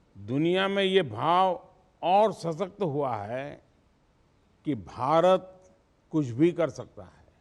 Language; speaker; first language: Hindi; non-native, local second language; Gujarati